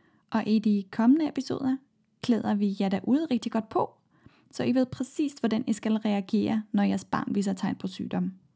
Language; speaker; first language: Danish; non-native, fluent; German